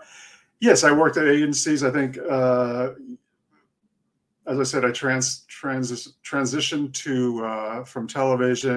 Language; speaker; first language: English; native; English